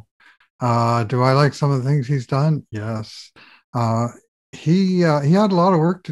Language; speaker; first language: English; native; English